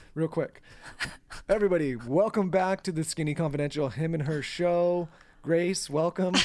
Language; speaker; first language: English; native; English